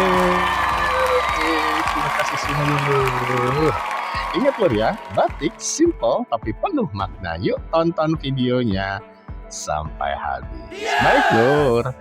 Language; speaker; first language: Indonesian; native; Indonesian